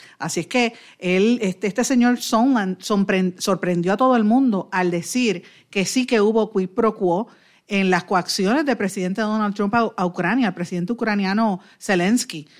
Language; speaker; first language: Spanish; native; Spanish